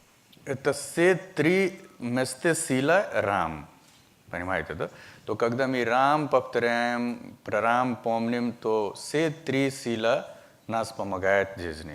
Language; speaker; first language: Russian; non-native, learner; Hindi